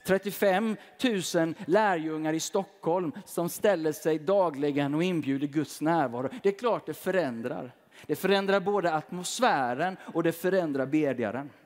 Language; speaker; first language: Swedish; native; Swedish